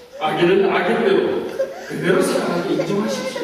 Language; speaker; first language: Korean; native; Korean